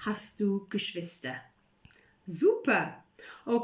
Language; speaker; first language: German; non-native, fluent; English